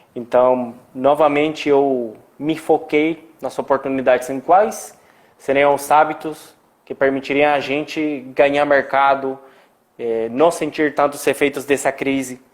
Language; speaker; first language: Portuguese; non-native, fluent; Spanish